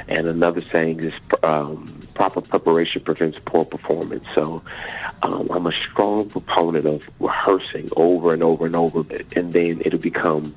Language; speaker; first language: English; native; English